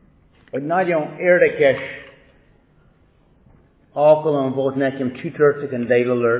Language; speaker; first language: Hungarian; non-native, fluent; English